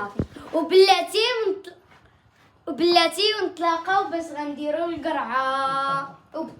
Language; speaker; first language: Arabic; native; Arabic